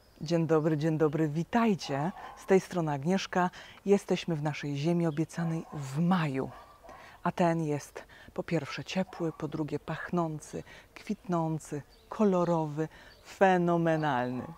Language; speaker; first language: Polish; native; Polish